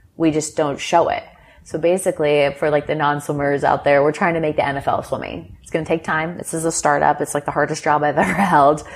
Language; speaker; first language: English; native; English